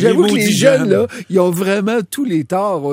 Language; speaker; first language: French; native; French